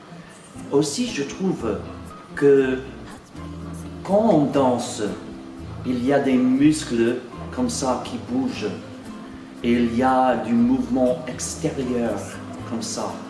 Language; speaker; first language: French; non-native, fluent; English